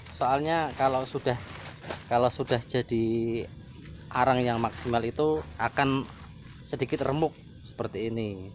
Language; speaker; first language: Indonesian; non-native, local second language; Javanese